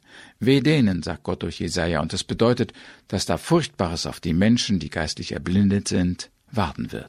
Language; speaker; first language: German; native; German